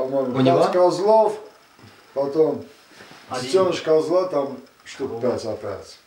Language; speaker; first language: Russian; non-native, local second language; Azerbaijani